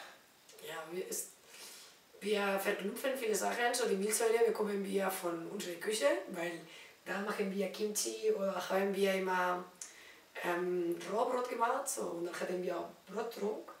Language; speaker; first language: German; non-native, learner; Spanish